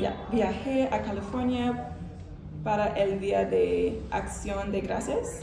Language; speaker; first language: Spanish; non-native, learner; English